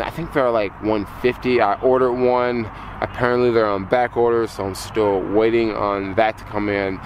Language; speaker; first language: English; native; English